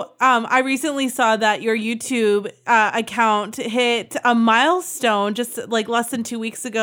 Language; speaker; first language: English; native; English